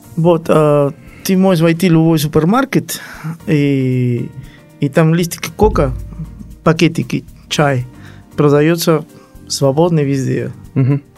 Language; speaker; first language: Russian; non-native, learner; Spanish